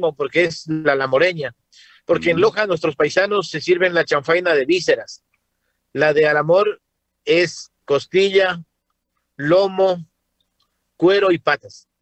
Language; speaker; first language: Spanish; native; Spanish